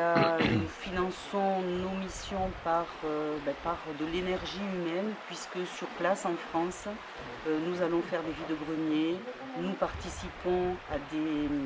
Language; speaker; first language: French; native; French